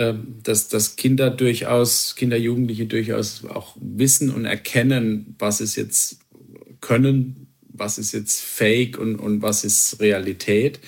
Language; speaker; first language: German; native; German